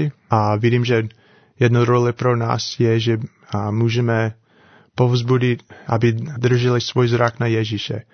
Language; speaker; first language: Czech; non-native, learner; English